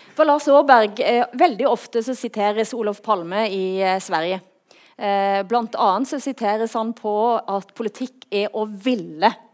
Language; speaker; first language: Norwegian; native; Norwegian